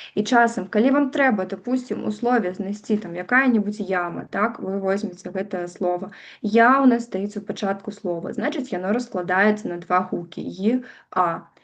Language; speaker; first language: Belarusian; native; Belarusian